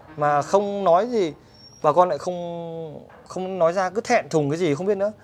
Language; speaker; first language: Vietnamese; native; Vietnamese